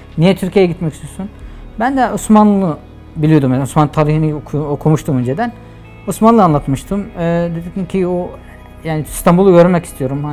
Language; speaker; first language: Turkish; non-native, fluent; Arabic